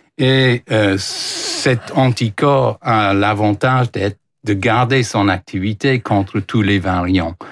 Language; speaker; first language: French; non-native, fluent; English